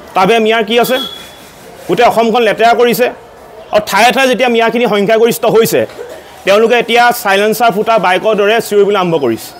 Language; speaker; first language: Assamese; native; Assamese